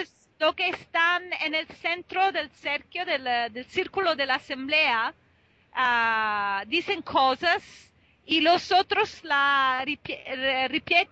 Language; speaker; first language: Spanish; non-native, fluent; Italian